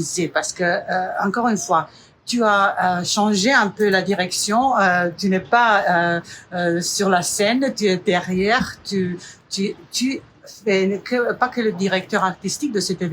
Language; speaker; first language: French; non-native, fluent; Romanian